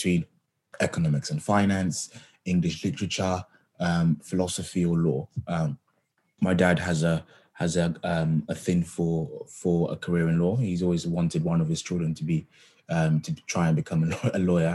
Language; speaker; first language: English; native; English